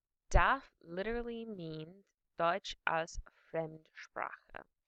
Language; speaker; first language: German; non-native, fluent; English